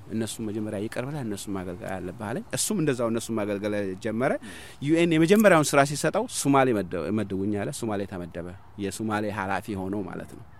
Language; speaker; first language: Amharic; non-native, local second language; Somali